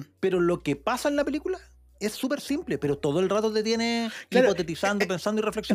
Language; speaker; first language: Spanish; native; Spanish